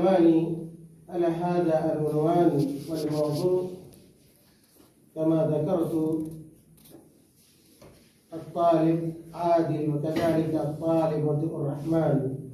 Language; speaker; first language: Arabic; non-native, fluent; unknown